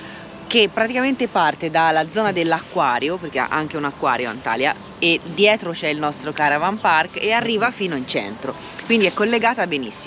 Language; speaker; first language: Italian; native; Italian